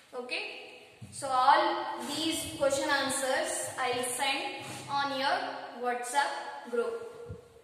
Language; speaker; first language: English; non-native, local second language; Kannada